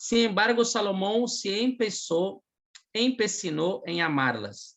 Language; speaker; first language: Spanish; non-native, fluent; Portuguese